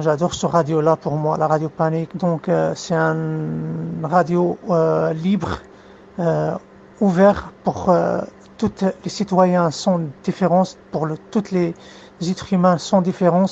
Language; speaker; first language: French; non-native, fluent; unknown